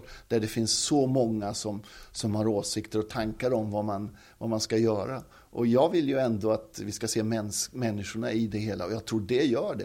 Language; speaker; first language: Swedish; native; Swedish